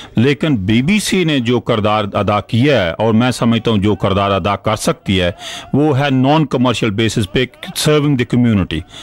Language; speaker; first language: Urdu; non-native, local second language; Punjabi